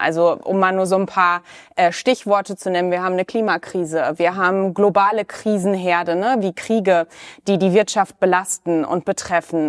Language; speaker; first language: German; native; German